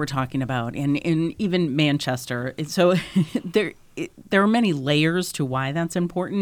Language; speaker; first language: English; native; English